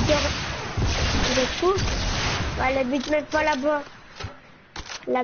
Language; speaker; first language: French; native; French